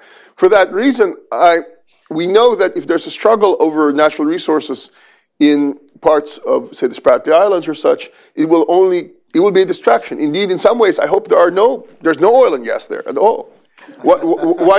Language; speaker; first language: English; non-native, local second language; Filipino